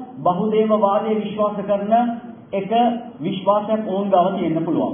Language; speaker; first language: Sinhala; non-native, local second language; Tamil